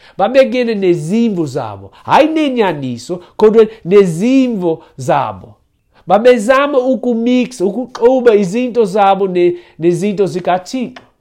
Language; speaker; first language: Xhosa; non-native, fluent; English